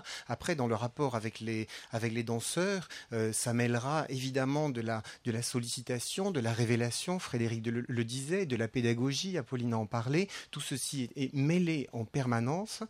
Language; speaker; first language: French; native; French